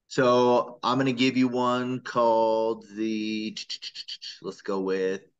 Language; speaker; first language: English; native; English